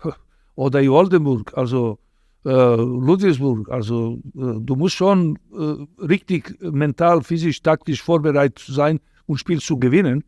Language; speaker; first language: German; non-native, fluent; Serbian